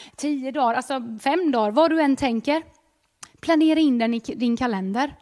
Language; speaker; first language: Swedish; native; Swedish